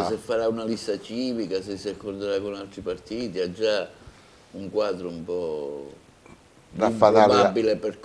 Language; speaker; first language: Italian; native; Italian